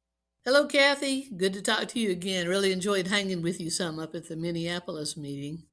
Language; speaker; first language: English; native; English